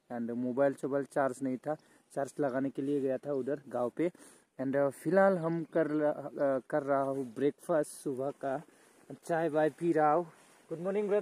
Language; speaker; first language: Hindi; non-native, local second language; Assamese